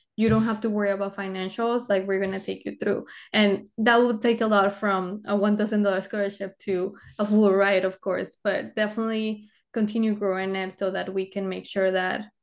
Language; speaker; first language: English; early bilingual, other home language; Spanish